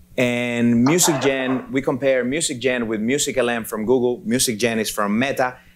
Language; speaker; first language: English; non-native, fluent; Spanish